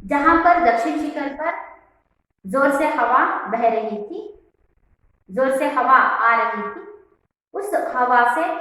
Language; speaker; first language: Hindi; non-native, local second language; Kannada